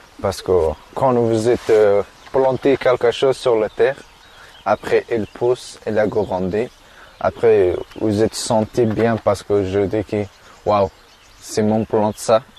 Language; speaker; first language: French; non-native, learner; Persian